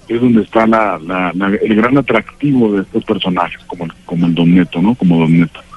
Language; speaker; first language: Spanish; native; Spanish